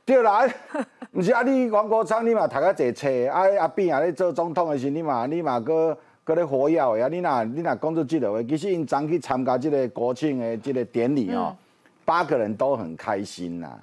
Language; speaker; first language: Chinese; native; Chinese